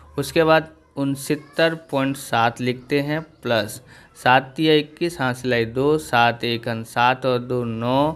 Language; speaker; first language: Hindi; non-native, local second language; Gujarati